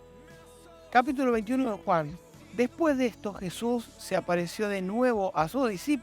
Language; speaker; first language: Spanish; native; Spanish